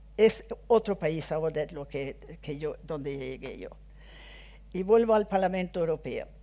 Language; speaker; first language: Spanish; non-native, fluent; Swedish